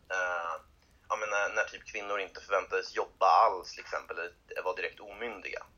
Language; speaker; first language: Swedish; native; Swedish